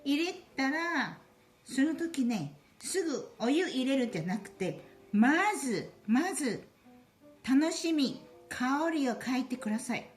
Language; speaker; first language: Japanese; non-native, fluent; Chinese